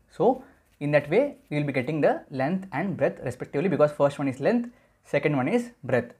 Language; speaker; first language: English; non-native, local second language; Telugu